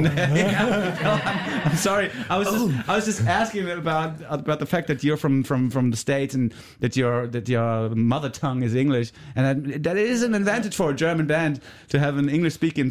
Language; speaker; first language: English; non-native, fluent; German